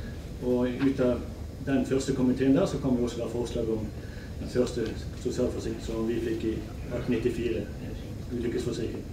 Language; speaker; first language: Norwegian; native; Norwegian